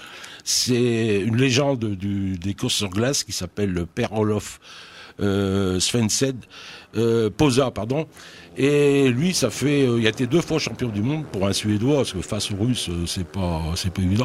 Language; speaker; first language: French; native; French